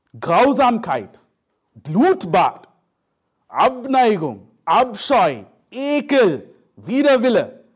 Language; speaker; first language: German; non-native, fluent; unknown